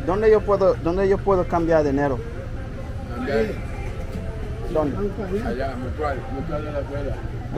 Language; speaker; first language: Spanish; non-native, learner; English